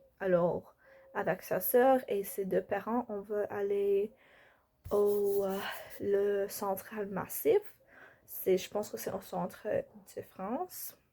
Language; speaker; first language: French; non-native, learner; English